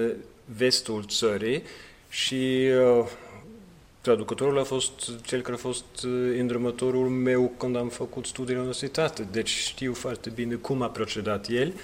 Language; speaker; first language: Romanian; non-native, fluent; Norwegian